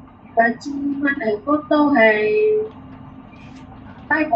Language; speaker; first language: Cantonese; non-native, learner; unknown